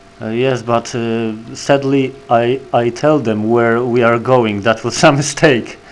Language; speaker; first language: English; non-native, learner; Polish